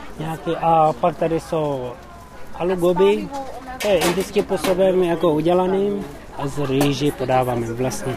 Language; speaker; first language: Czech; non-native, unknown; Tibetan